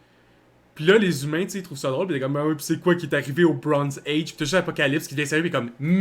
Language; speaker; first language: French; native; French